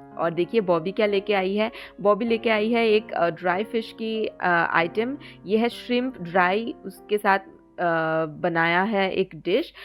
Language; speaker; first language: Hindi; non-native, local second language; Bangla